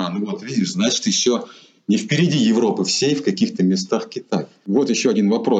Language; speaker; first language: Russian; native; Russian